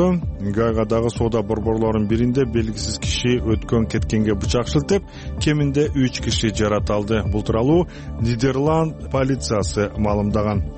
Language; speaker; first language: Kyrgyz; native; Kyrgyz